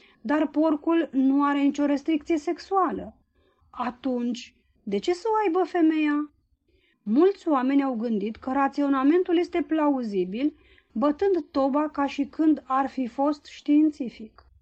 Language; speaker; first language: Romanian; native; Romanian